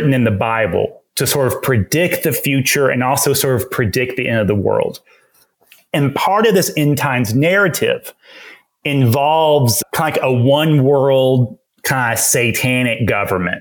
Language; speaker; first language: English; native; English